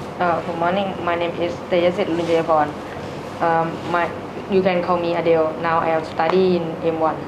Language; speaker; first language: English; non-native, learner; Thai